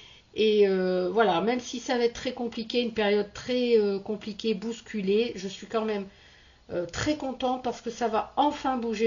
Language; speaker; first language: French; native; French